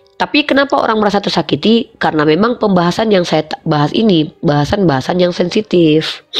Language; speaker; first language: Indonesian; native; Indonesian